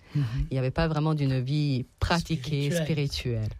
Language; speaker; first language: French; non-native, fluent; Serbian